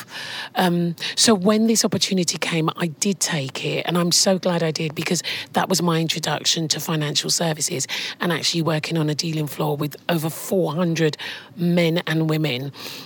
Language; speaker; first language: English; native; English